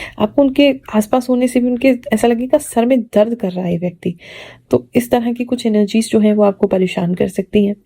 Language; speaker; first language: Hindi; native; Hindi